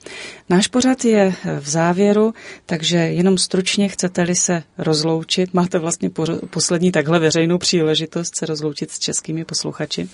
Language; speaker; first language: Czech; native; Czech